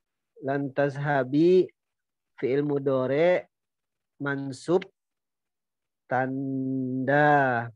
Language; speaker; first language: Arabic; non-native, learner; Indonesian